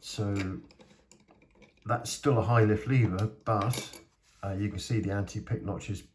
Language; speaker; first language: English; native; English